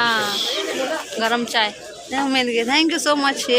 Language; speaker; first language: Hindi; non-native, learner; Tibetan